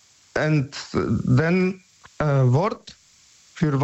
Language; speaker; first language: German; non-native, learner; Polish